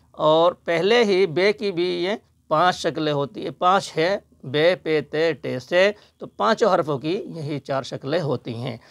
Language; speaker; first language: Hindi; native; Hindi